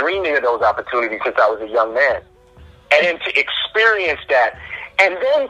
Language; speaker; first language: English; native; English